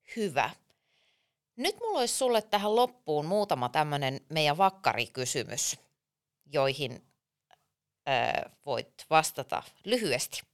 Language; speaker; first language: Finnish; native; Finnish